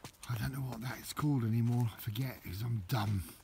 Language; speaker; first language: English; native; English